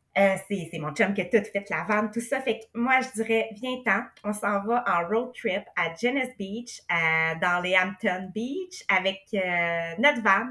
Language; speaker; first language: French; native; French